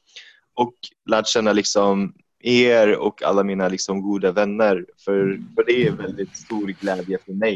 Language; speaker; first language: Swedish; non-native, fluent; Arabic